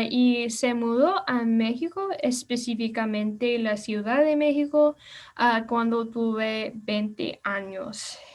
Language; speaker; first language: Spanish; non-native, learner; English